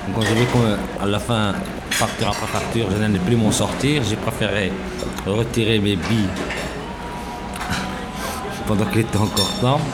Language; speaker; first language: French; native; French